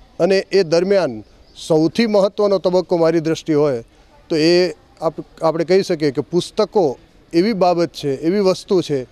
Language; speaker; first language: Gujarati; native; Gujarati